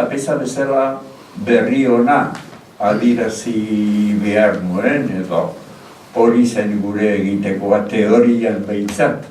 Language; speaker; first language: Basque; native; Basque